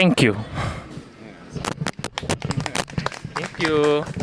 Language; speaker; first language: English; non-native, learner; Indonesian